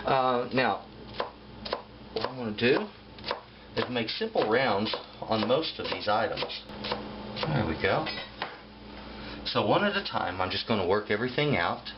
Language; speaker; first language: English; native; English